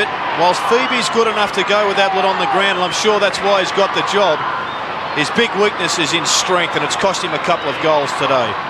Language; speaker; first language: English; native; English